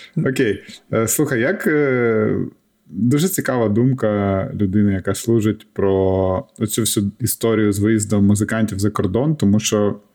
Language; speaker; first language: Ukrainian; native; Ukrainian